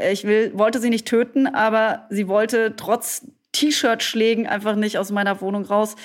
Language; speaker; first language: German; native; German